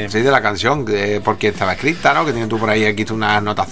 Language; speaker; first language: Spanish; native; Spanish